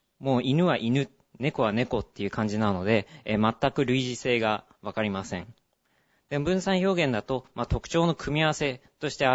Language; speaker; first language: Japanese; early bilingual, heritage; Japanese